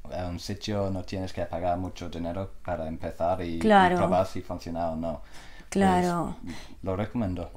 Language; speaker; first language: Spanish; non-native, learner; English